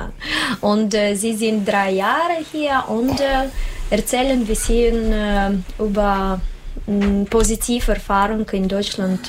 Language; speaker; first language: German; non-native, learner; Russian